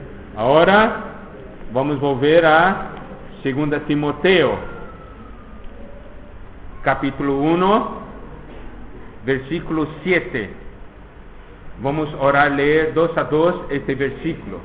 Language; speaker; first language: Spanish; non-native, fluent; Portuguese